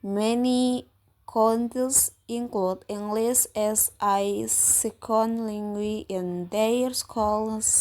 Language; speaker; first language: English; non-native, learner; Indonesian